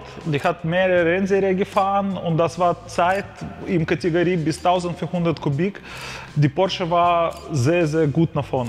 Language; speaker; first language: German; non-native, fluent; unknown